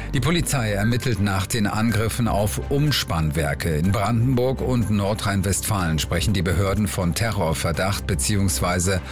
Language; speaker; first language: German; native; German